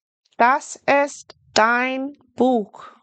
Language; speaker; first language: German; non-native, fluent; English